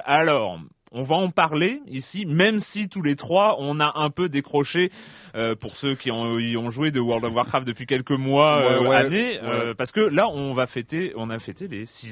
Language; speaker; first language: French; native; French